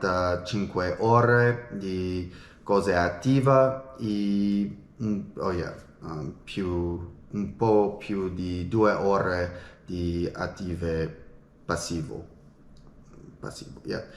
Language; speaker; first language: Italian; non-native, learner; English